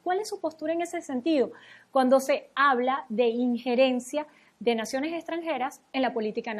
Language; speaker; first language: Spanish; native; Spanish